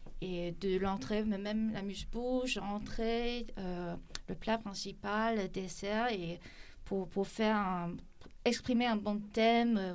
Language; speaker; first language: French; non-native, fluent; Chinese